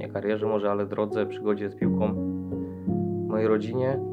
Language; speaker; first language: Polish; native; Polish